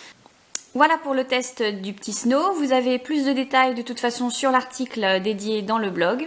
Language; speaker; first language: French; native; French